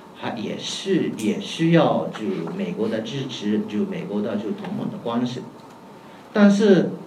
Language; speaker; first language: Chinese; non-native, fluent; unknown